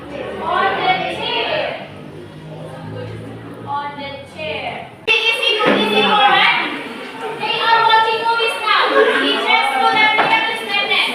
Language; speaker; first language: English; non-native, learner; Indonesian